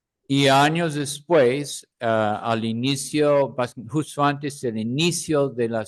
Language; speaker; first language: Spanish; non-native, fluent; English